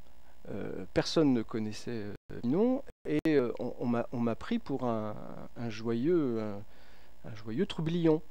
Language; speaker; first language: French; native; French